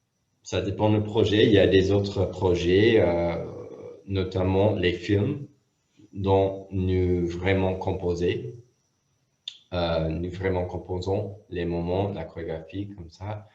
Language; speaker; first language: French; non-native, fluent; English